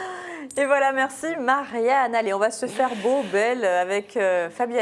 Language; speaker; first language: French; native; French